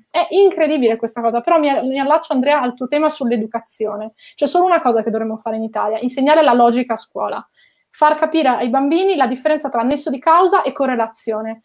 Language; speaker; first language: Italian; native; Italian